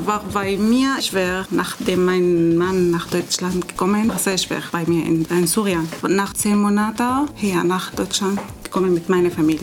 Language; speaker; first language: German; non-native, learner; Arabic